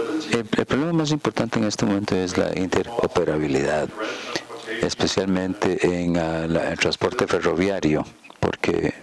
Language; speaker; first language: Spanish; non-native, fluent; German